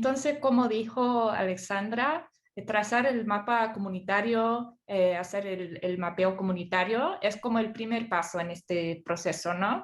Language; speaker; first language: Spanish; non-native, fluent; English